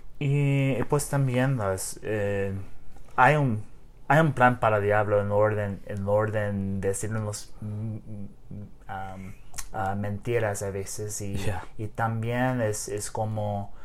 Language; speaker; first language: Spanish; non-native, learner; English